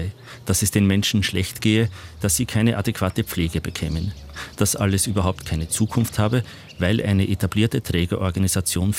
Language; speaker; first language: German; native; German